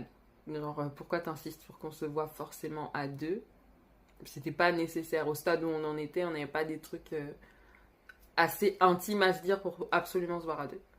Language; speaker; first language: French; native; French